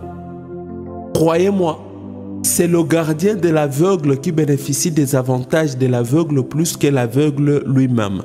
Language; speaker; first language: French; non-native, local second language; Swahili